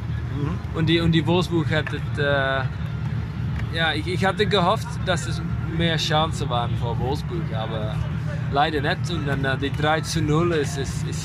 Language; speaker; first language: German; non-native, learner; Dutch